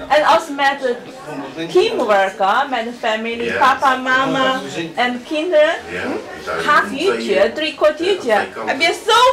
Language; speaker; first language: Dutch; non-native, learner; Chinese